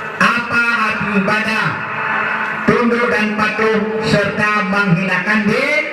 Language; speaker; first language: Malay; non-native, local second language; Achinese